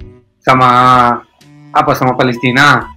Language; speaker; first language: Indonesian; non-native, fluent; Hebrew